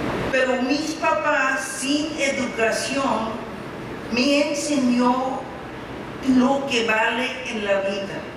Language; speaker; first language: Spanish; non-native, fluent; English